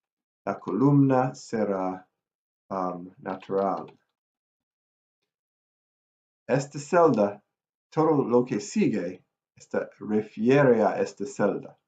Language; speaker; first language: Spanish; non-native, fluent; English